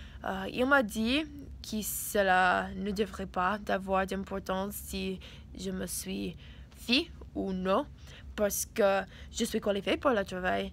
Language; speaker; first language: French; non-native, learner; English